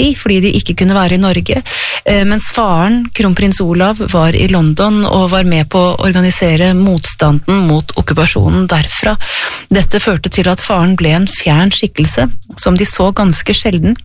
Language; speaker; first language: Norwegian; native; Norwegian